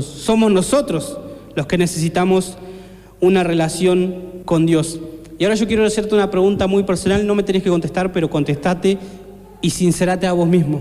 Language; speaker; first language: Spanish; native; Spanish